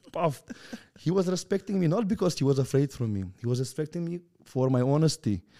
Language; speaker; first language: English; non-native, fluent; Russian